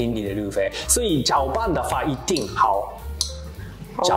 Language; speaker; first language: Chinese; non-native, learner; Japanese